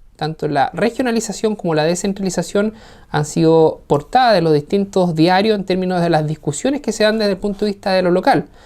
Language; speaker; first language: Spanish; native; Spanish